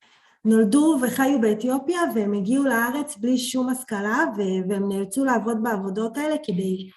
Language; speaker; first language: Hebrew; early bilingual, other home language; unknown